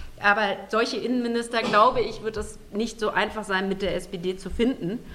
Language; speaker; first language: German; native; German